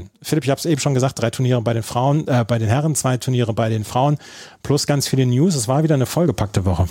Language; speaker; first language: German; native; German